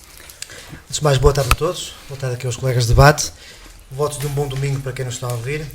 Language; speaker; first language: Portuguese; native; Portuguese